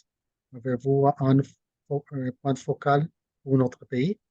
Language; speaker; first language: French; non-native, fluent; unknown